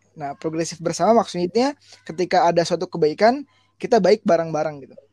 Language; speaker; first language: Indonesian; native; Indonesian